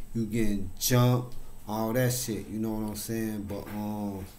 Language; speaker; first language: English; native; English